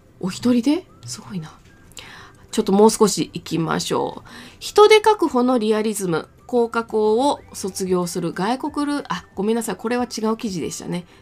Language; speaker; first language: Japanese; native; Japanese